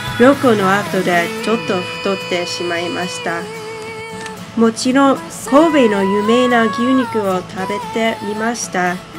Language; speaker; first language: Japanese; non-native, learner; English